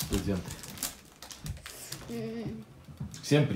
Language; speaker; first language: Russian; native; Russian